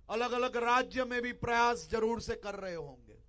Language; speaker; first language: Hindi; non-native, local second language; Gujarati